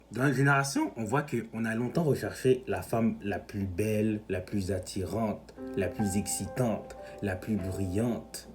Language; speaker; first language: French; native; French